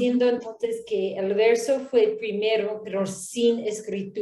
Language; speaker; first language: Spanish; non-native, learner; English